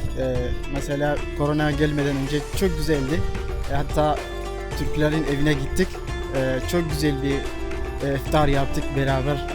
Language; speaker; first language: Turkish; non-native, learner; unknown